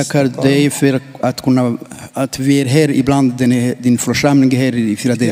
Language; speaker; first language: Swedish; non-native, fluent; Rundi